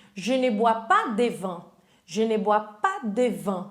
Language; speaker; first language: French; non-native, fluent; Portuguese